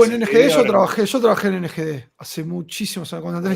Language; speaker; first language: Spanish; native; Spanish